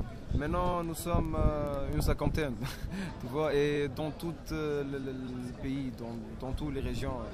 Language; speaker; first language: French; non-native, local second language; Arabic